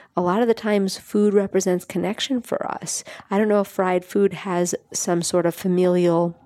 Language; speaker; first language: English; native; English